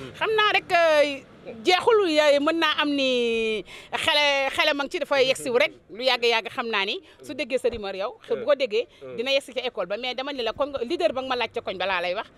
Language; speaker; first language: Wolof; native; Wolof